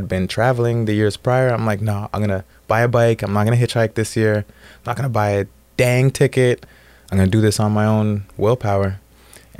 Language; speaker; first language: English; native; English